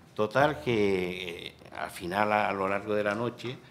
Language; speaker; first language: Spanish; native; Spanish